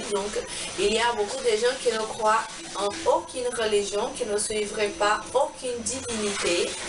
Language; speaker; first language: French; non-native, learner; Portuguese